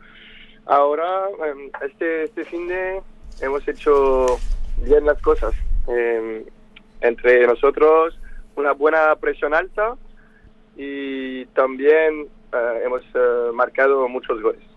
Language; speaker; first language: Spanish; non-native, fluent; French